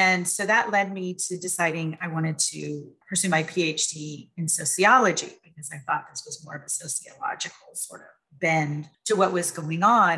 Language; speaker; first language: English; native; English